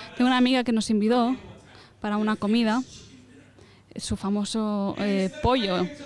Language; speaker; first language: Spanish; non-native, fluent; English